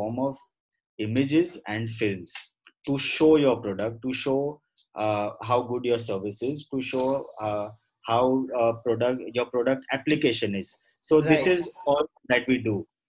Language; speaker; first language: English; non-native, local second language; Gujarati